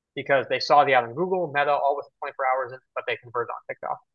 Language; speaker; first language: English; native; English